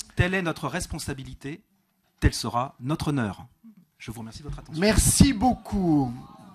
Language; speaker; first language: French; native; French